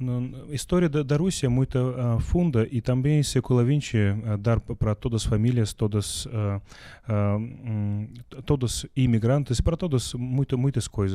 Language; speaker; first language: Portuguese; non-native, learner; Russian